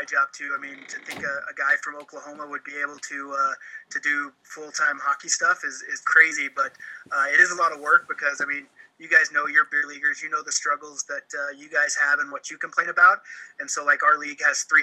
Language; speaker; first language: English; native; English